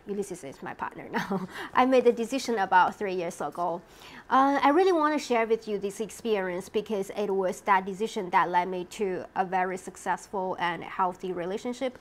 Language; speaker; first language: English; non-native, fluent; Chinese